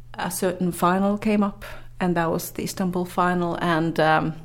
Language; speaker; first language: English; non-native, fluent; Norwegian